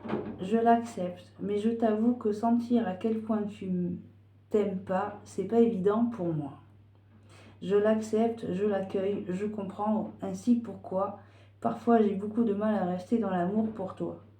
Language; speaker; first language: French; native; French